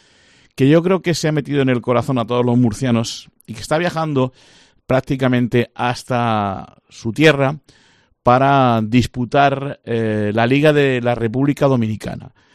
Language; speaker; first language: Spanish; native; Spanish